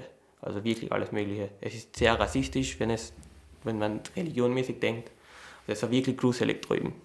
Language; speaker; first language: German; early bilingual, other home language; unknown